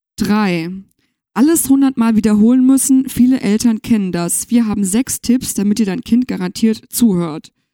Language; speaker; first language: German; native; German